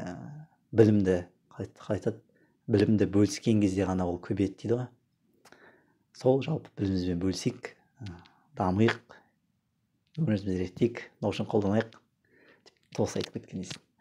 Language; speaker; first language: Kazakh; native; Kazakh